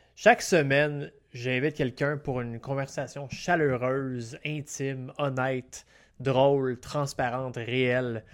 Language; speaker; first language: French; early bilingual, heritage; French